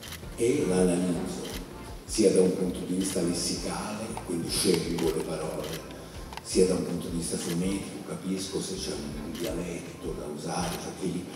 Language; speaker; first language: Italian; native; Italian